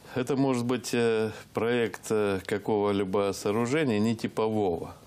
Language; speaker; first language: Russian; native; Russian